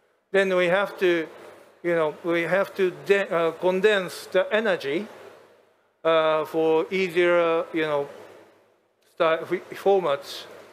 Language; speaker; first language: English; non-native, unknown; Japanese